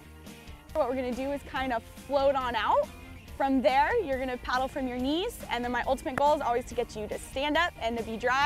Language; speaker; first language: English; native; English